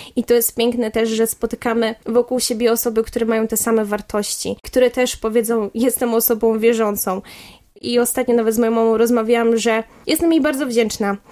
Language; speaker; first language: Polish; native; Polish